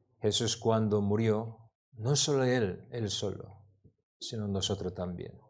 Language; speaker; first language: Spanish; non-native, learner; Korean